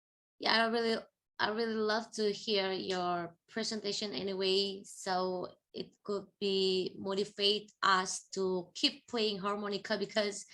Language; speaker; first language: English; non-native, fluent; Indonesian